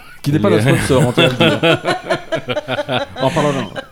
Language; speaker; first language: French; native; French